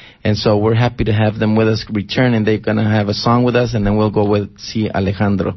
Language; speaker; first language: English; early bilingual, other home language; Spanish